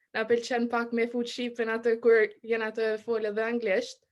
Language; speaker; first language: Albanian; early bilingual, other home language; English